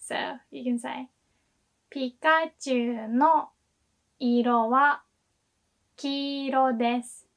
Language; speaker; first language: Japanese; non-native, fluent; English